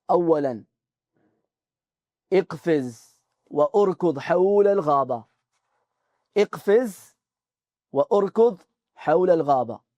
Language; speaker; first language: Arabic; non-native, fluent; Urdu